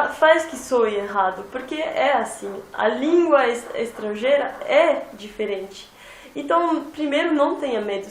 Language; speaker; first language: Portuguese; non-native, fluent; French